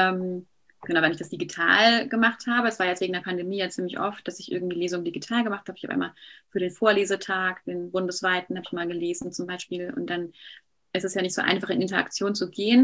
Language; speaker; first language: German; native; German